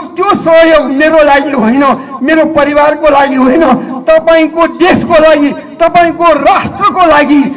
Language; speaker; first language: Nepali; non-native, local second language; Newari